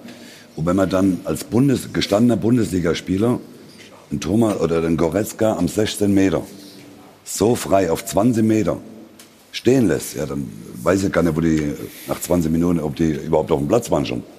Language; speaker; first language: German; native; German